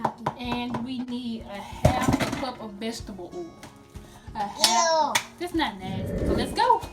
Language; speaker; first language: English; native; English